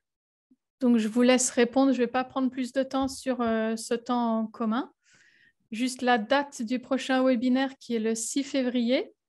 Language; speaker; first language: French; native; French